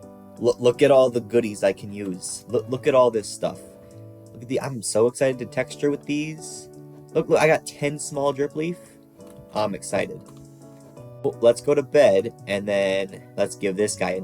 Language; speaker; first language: English; native; English